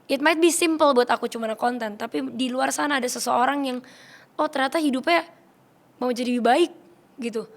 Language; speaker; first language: Indonesian; native; Indonesian